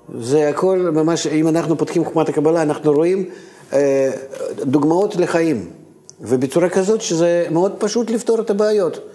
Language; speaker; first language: Hebrew; native; Hebrew